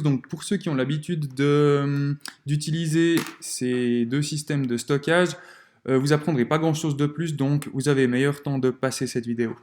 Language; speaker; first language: French; native; French